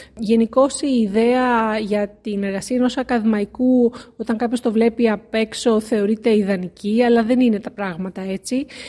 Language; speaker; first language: Greek; native; Greek